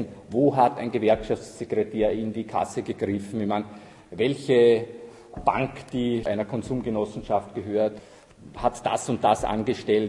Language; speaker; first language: German; native; German